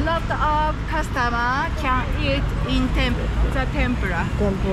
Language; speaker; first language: English; non-native, learner; Japanese